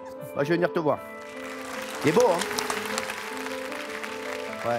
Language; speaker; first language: French; native; French